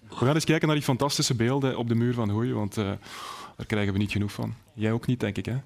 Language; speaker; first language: Dutch; native; Dutch